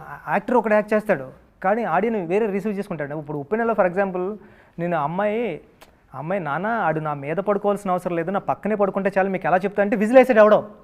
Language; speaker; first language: Telugu; native; Telugu